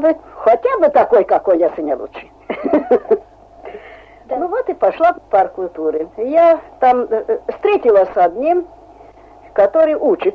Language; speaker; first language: Russian; non-native, fluent; Hungarian